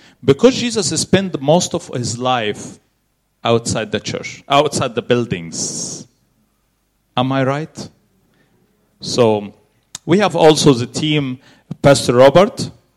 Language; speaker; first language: English; non-native, fluent; Arabic